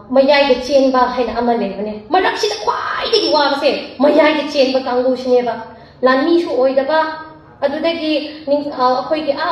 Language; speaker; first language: Manipuri; native; Manipuri